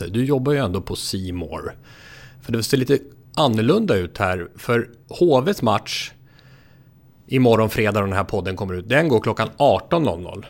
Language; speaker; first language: Swedish; native; Swedish